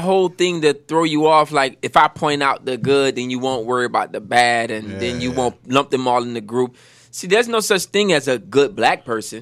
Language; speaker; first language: English; native; English